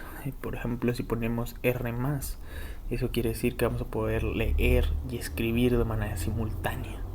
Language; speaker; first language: Spanish; native; Spanish